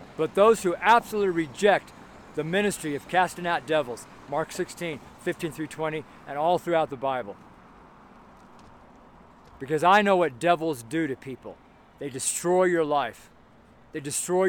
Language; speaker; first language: English; native; English